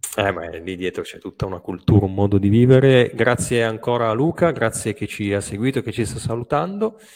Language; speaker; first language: Italian; native; Italian